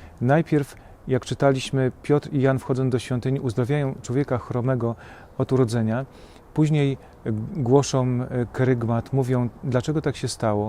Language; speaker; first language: Polish; native; Polish